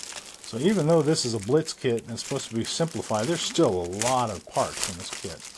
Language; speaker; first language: English; native; English